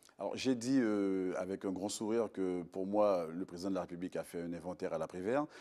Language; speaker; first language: French; native; French